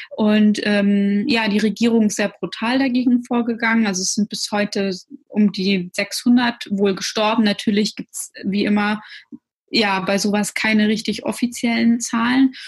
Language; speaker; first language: German; early bilingual, other home language; Russian